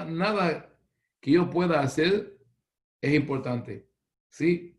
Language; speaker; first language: Spanish; non-native, fluent; Hebrew